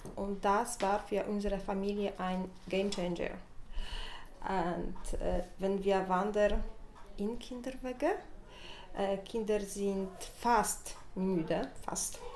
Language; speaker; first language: German; non-native, learner; Polish